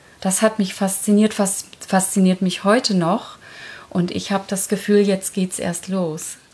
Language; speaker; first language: German; early bilingual, other home language; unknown